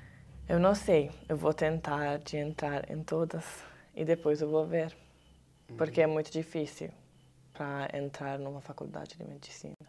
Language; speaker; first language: Portuguese; non-native, learner; Italian